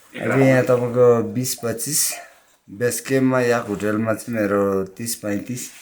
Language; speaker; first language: Nepali; non-native, local second language; Sherpa